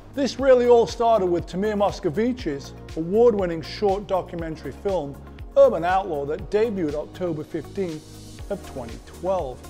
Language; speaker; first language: English; native; English